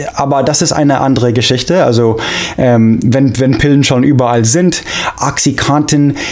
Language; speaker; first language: German; non-native, fluent; English